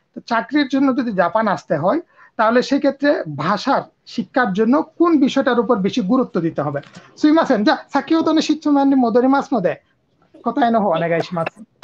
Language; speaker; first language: Japanese; non-native, fluent; Bangla